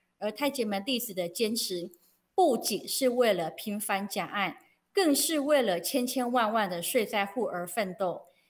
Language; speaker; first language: Chinese; native; Chinese